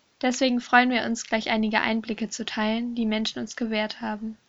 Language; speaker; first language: German; native; German